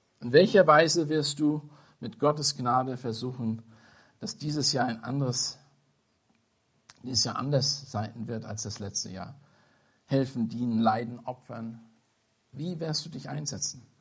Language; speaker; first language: German; non-native, fluent; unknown